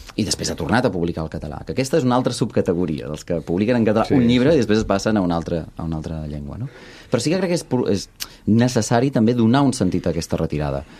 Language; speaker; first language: Catalan; early bilingual, other home language; Russian